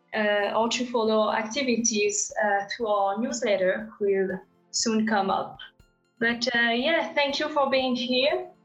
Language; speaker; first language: English; non-native, fluent; French